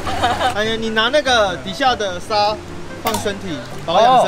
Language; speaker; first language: Chinese; native; Chinese